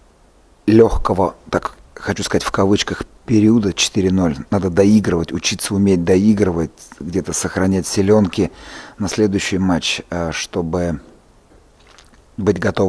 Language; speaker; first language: Russian; native; Russian